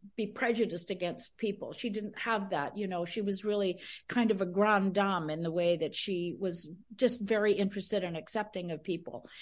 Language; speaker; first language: English; early bilingual, other home language; Spanish